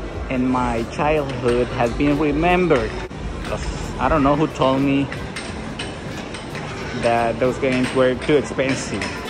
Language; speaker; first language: English; non-native, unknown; Spanish